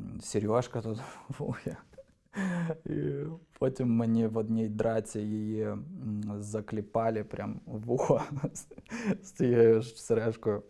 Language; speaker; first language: Ukrainian; non-native, local second language; Russian